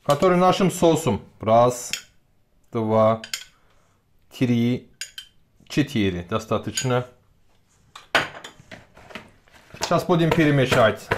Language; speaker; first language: Russian; non-native, learner; Turkish